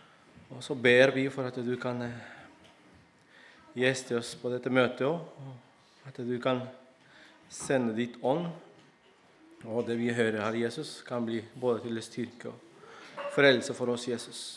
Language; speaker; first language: Norwegian; non-native, fluent; Spanish